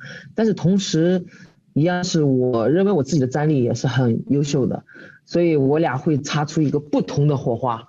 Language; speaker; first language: Chinese; native; Chinese